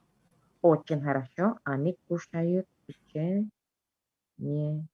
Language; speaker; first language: Russian; non-native, fluent; Indonesian